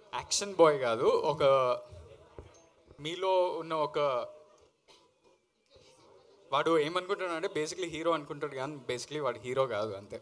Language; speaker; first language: Telugu; native; Telugu